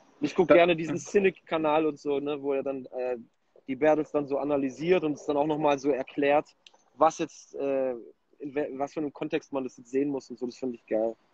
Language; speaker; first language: German; early bilingual, other home language; Polish